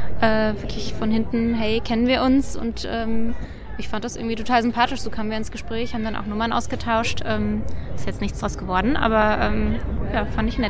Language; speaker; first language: German; native; German